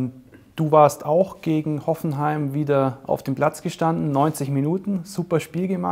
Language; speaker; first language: German; native; German